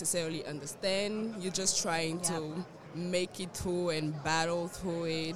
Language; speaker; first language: English; non-native, local second language; French